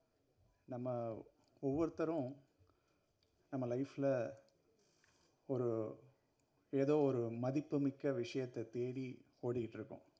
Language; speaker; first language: Tamil; native; Tamil